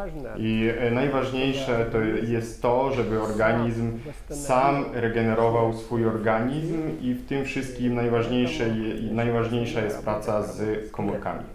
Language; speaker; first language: Polish; non-native, fluent; Russian